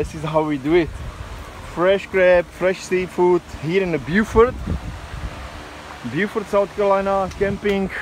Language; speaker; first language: English; non-native, fluent; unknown